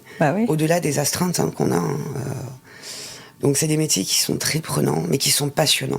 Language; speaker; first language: French; native; French